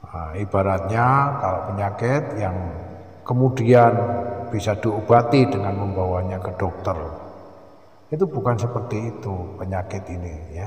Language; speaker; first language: Indonesian; native; Indonesian